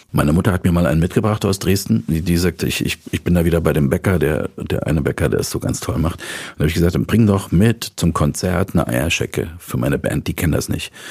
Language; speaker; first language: German; native; German